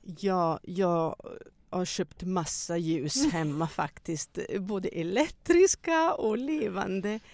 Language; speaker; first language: Swedish; non-native, fluent; Italian